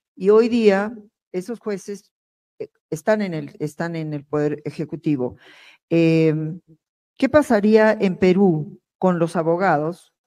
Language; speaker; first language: Spanish; native; Spanish